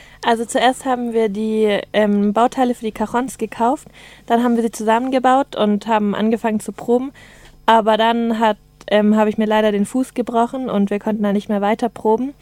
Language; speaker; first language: German; native; German